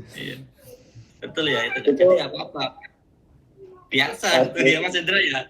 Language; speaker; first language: Indonesian; native; Indonesian